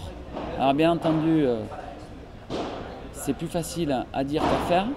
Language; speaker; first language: French; native; French